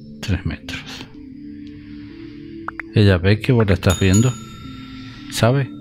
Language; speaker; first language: Spanish; native; Spanish